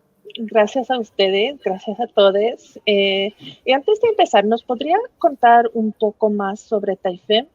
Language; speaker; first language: Spanish; non-native, fluent; English